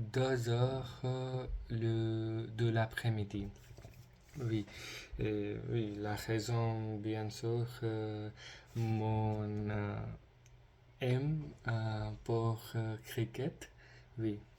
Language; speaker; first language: French; non-native, learner; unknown